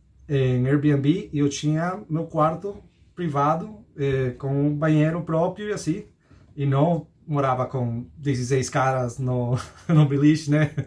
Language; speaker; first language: Portuguese; non-native, fluent; Spanish